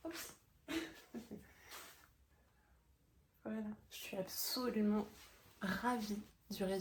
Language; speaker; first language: French; native; French